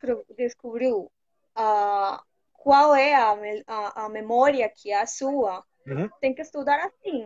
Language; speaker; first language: Portuguese; non-native, fluent; Spanish